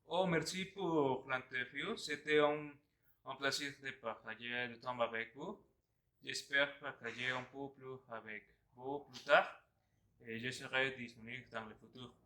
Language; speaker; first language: French; non-native, learner; Spanish